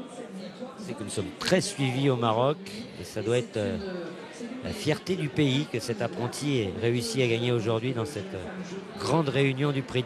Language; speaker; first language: French; native; French